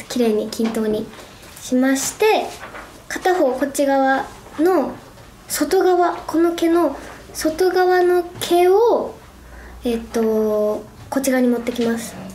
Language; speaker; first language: Japanese; native; Japanese